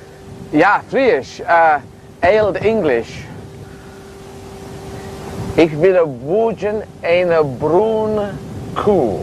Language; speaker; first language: Dutch; non-native, learner; English